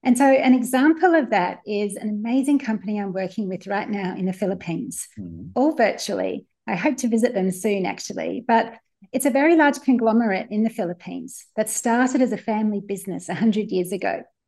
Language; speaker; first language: English; native; English